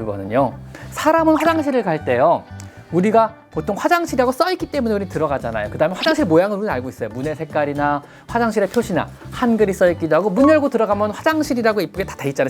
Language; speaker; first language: Korean; native; Korean